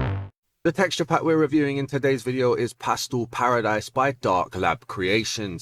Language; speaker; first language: English; native; English